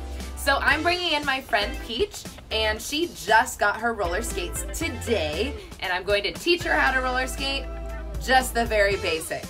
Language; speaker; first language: English; native; English